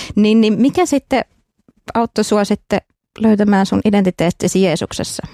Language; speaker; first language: Finnish; native; Finnish